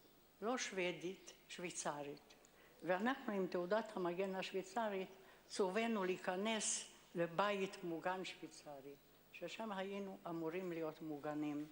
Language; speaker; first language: Hebrew; non-native, fluent; Hungarian